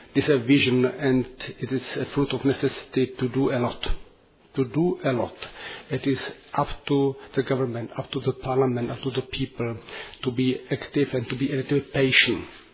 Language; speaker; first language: English; non-native, fluent; Czech